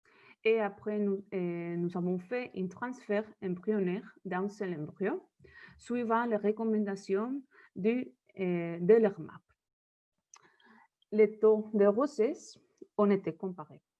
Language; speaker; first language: French; non-native, fluent; Spanish